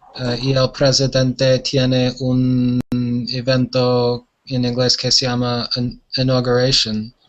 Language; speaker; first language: Spanish; non-native, learner; English